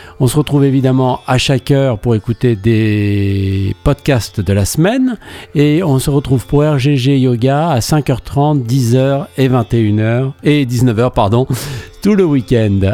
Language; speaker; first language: French; native; French